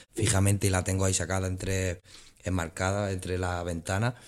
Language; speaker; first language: Spanish; native; Spanish